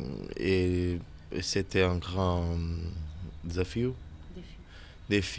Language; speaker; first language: French; non-native, learner; Portuguese